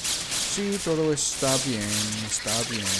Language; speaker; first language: Spanish; non-native, learner; English